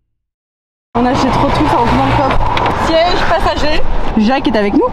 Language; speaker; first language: French; native; French